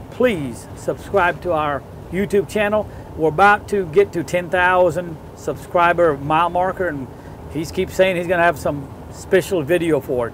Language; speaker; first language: English; non-native, fluent; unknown